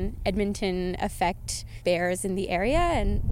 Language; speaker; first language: English; native; English